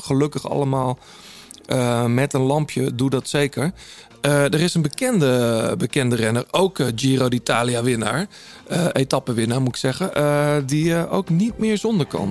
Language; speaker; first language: Dutch; native; Dutch